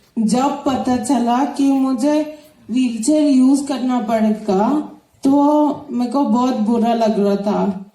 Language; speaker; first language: Hindi; non-native, local second language; Telugu